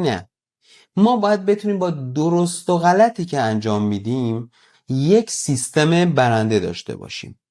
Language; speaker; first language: Persian; native; Persian